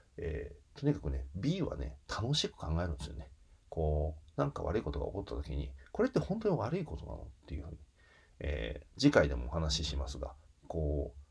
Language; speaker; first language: Japanese; native; Japanese